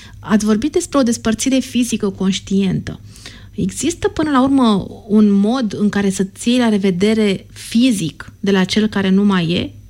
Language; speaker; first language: Romanian; native; Romanian